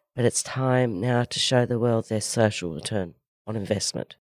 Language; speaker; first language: English; native; English